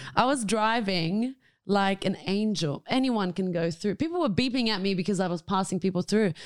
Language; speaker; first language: English; non-native, fluent; Arabic